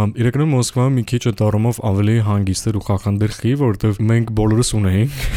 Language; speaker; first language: Armenian; early bilingual, heritage; Armenian